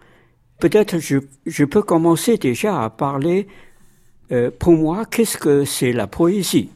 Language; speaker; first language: French; non-native, fluent; Chinese